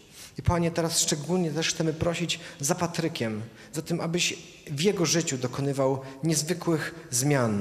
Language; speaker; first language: Polish; native; Polish